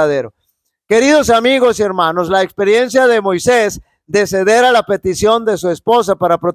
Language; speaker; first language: Spanish; native; Spanish